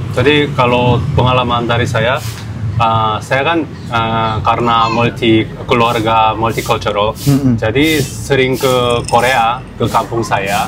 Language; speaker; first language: Indonesian; non-native, fluent; Korean